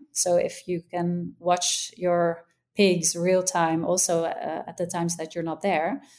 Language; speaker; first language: English; non-native, fluent; Dutch